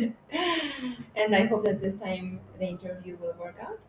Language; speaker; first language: English; non-native, fluent; Polish